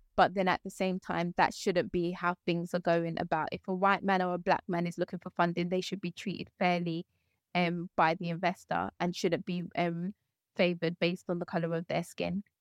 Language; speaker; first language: English; native; English